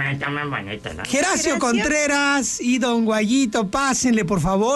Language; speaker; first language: Spanish; native; Spanish